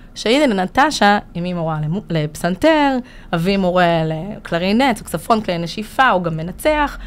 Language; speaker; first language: Hebrew; early bilingual, other home language; Russian